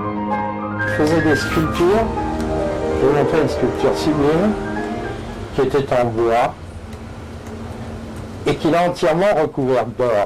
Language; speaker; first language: French; native; French